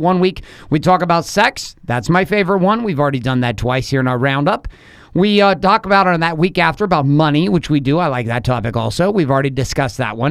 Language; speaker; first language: English; native; English